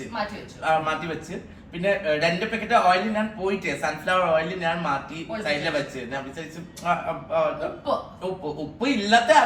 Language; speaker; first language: Malayalam; non-native, local second language; Assamese